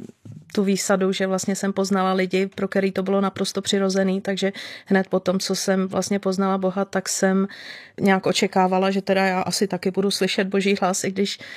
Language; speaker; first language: Czech; native; Czech